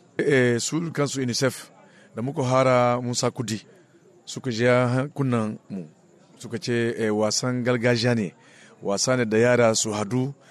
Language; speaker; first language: Hausa; non-native, local second language; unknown